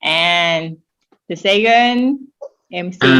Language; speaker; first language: English; non-native, learner; Thai